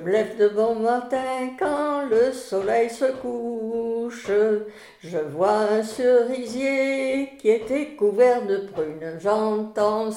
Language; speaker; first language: French; native; French